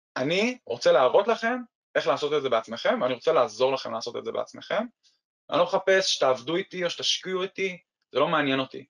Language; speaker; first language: Hebrew; native; Hebrew